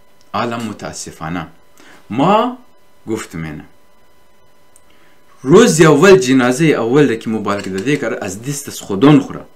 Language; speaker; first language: Persian; native; Persian